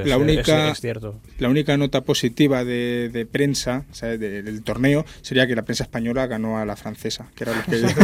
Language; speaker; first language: Spanish; native; Spanish